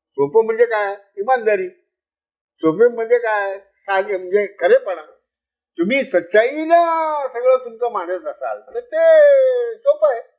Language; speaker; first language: Marathi; non-native, local second language; Urdu